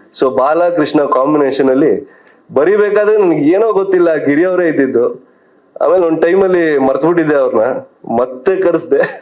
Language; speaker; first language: Kannada; native; Kannada